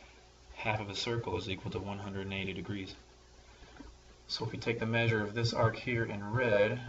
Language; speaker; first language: English; native; English